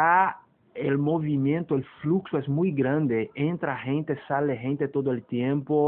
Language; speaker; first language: Spanish; non-native, fluent; Portuguese